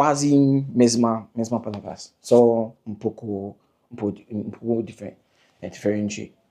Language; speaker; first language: Portuguese; non-native, learner; English